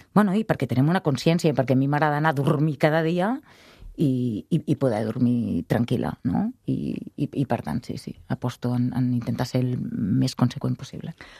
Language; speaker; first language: Catalan; native; Catalan